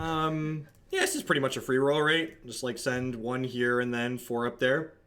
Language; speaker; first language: English; native; English